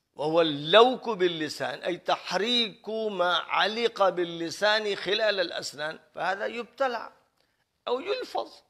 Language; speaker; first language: Arabic; non-native, fluent; Urdu